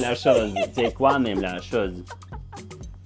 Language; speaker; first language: French; non-native, fluent; Russian